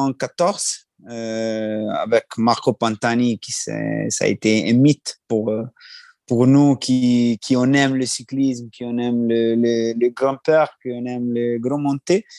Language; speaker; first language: French; non-native, learner; Italian